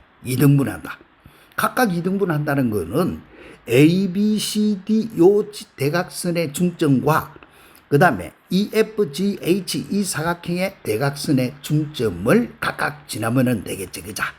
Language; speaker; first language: Korean; native; Korean